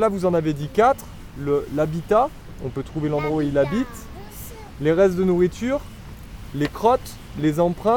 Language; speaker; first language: French; native; French